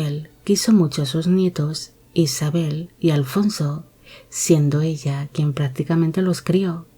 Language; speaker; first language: Spanish; native; Spanish